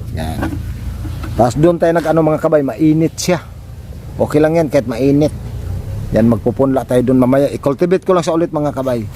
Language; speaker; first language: Filipino; non-native, local second language; Cebuano